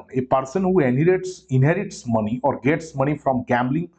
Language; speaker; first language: English; non-native, local second language; Bangla